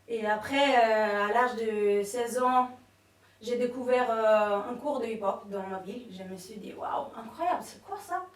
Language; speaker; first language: French; non-native, fluent; Italian